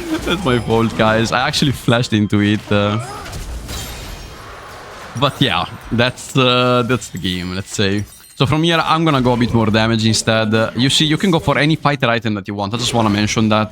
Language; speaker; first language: English; non-native, fluent; Italian